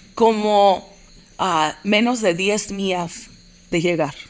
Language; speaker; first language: Spanish; early bilingual, heritage; Spanish